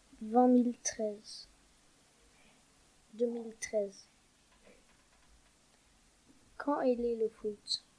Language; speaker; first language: French; non-native, learner; German